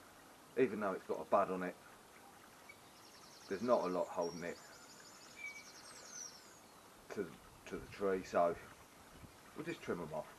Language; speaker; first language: English; native; English